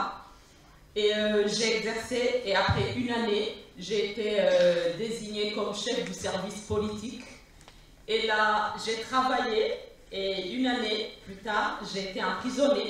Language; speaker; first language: French; non-native, local second language; Rundi